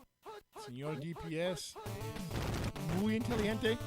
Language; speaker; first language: Spanish; non-native, learner; English